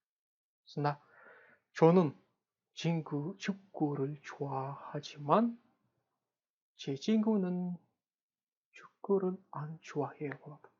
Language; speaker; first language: Korean; non-native, fluent; Kazakh